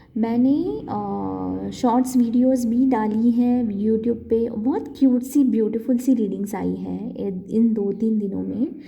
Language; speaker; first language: Hindi; non-native, local second language; Marathi